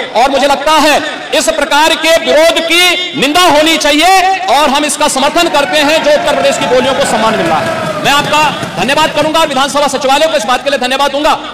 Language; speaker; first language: Hindi; native; Hindi